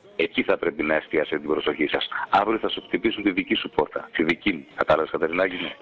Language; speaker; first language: Greek; native; Greek